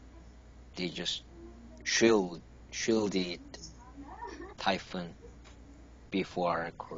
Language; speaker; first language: English; non-native, learner; Korean